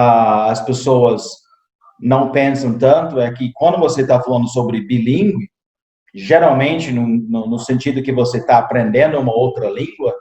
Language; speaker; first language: Portuguese; non-native, fluent; English